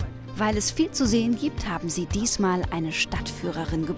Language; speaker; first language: German; native; German